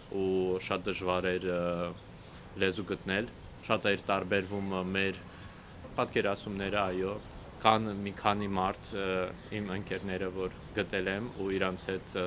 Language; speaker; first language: Armenian; early bilingual, heritage; Russian